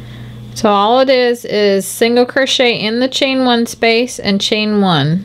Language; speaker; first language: English; native; English